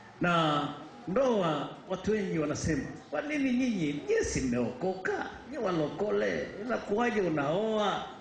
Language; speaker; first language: Swahili; native; Swahili